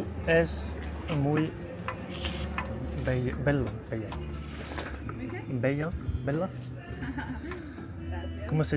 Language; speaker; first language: Spanish; non-native, learner; French